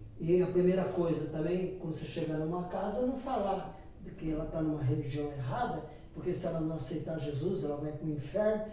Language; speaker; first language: Portuguese; native; Portuguese